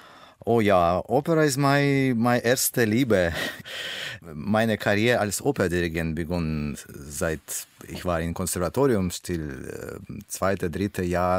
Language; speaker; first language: German; non-native, learner; Russian